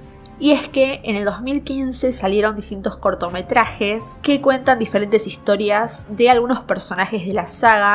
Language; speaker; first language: Spanish; native; Spanish